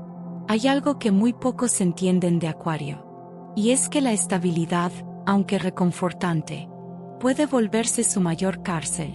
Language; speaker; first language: Spanish; native; Spanish